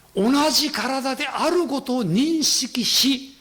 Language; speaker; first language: Japanese; non-native, fluent; Korean